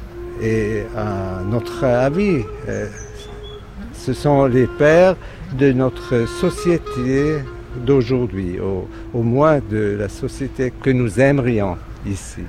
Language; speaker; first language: French; non-native, fluent; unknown